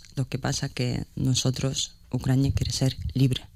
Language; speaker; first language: Spanish; non-native, fluent; Ukrainian